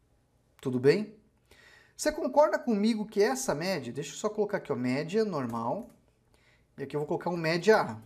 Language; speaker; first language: Portuguese; native; Portuguese